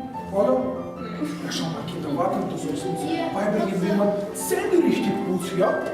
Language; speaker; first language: German; non-native, fluent; Russian